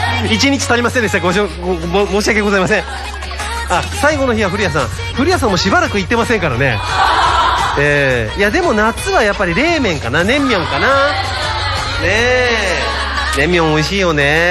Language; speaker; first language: Japanese; native; Japanese